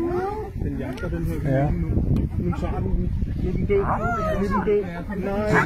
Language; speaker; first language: Danish; native; Danish